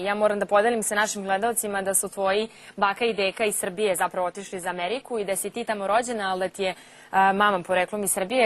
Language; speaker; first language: Serbian; native; Serbian